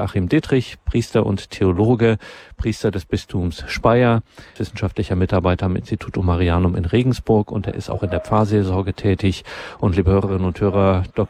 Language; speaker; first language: German; native; German